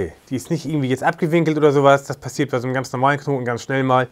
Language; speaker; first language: German; native; German